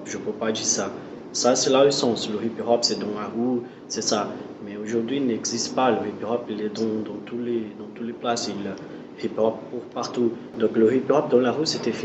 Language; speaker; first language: French; non-native, learner; Portuguese